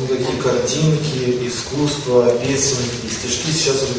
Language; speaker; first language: Russian; native; Russian